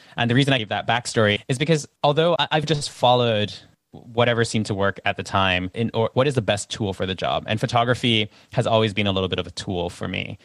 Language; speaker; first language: English; native; English